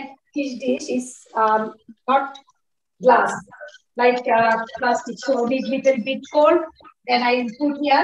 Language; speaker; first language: English; non-native, learner; Bangla